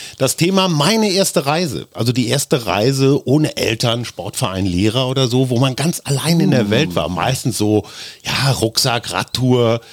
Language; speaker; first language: German; native; German